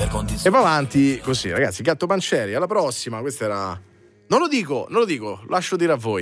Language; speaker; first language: Italian; native; Italian